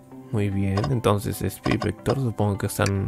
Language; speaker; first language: Spanish; native; Spanish